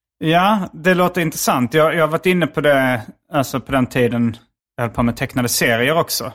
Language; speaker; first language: Swedish; native; Swedish